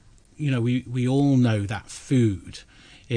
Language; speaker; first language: English; native; English